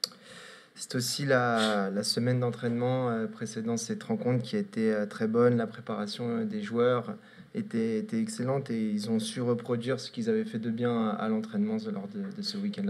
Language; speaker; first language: French; native; French